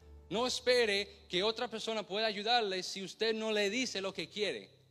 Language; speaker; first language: Spanish; non-native, fluent; English